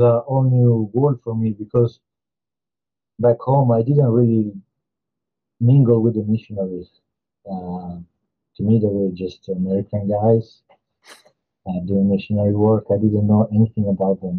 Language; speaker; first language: English; non-native, fluent; Italian